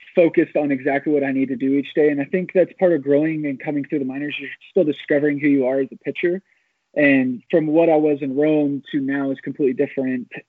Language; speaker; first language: English; native; English